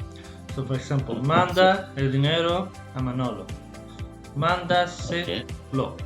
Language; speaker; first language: Spanish; non-native, fluent; English